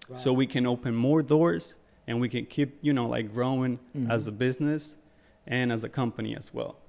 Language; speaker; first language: English; early bilingual, other home language; Spanish